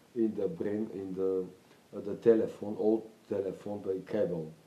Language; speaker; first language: English; non-native, learner; Bulgarian